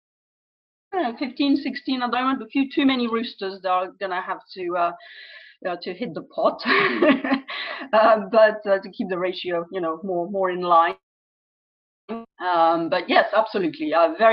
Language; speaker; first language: English; non-native, fluent; French